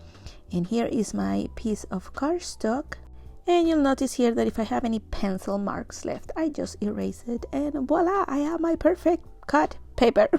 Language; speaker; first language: English; non-native, fluent; Spanish